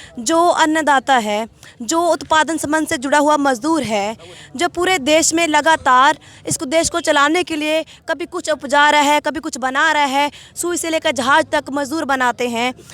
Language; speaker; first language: Hindi; non-native, local second language; Punjabi